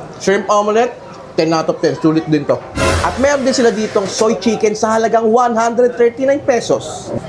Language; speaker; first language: Filipino; native; Filipino